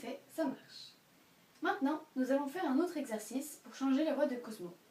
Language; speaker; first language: French; native; French